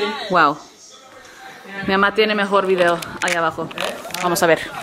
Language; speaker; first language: Spanish; early bilingual, heritage; Spanish